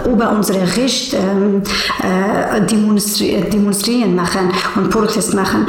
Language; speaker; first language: German; non-native, learner; Persian